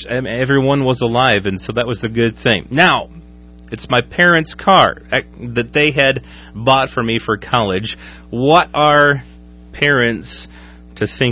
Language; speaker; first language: English; native; English